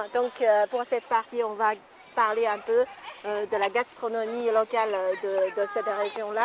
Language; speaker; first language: French; non-native, fluent; Chinese